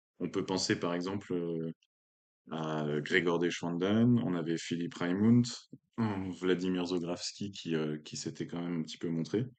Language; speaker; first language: French; native; French